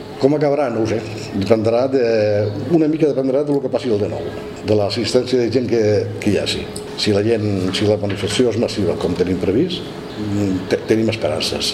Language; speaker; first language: Catalan; native; Catalan